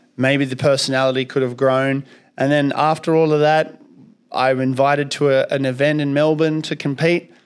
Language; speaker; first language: English; native; English